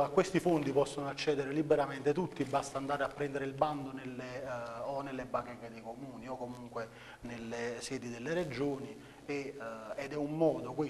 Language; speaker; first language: Italian; native; Italian